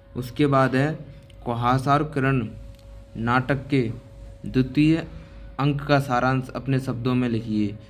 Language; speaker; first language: Hindi; native; Hindi